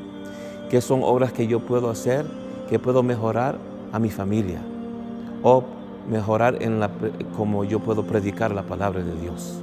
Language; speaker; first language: Spanish; early bilingual, heritage; English